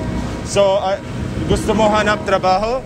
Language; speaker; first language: Filipino; non-native, learner; Arabic